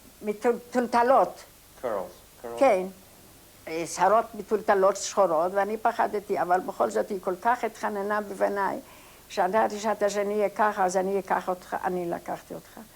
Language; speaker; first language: Hebrew; non-native, fluent; Polish